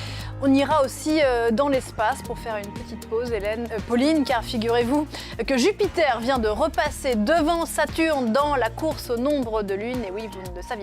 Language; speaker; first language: French; native; French